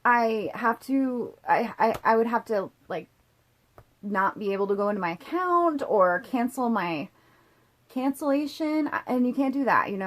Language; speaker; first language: English; native; English